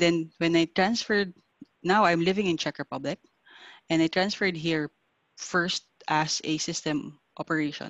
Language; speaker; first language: English; non-native, local second language; Filipino